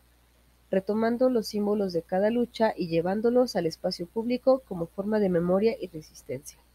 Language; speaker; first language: Spanish; native; Spanish